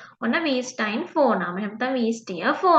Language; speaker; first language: German; non-native, learner; Sinhala